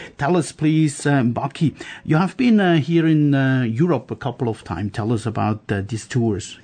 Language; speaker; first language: English; non-native, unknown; German